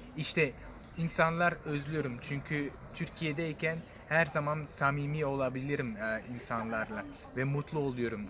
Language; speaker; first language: Turkish; non-native, fluent; French